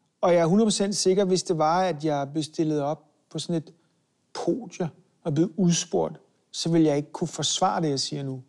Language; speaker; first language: Danish; early bilingual, other home language; Hebrew